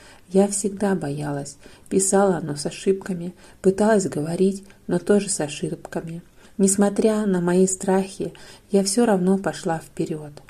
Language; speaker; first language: Russian; non-native, fluent; Lithuanian